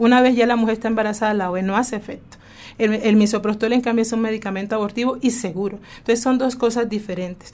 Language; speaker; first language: Spanish; native; Spanish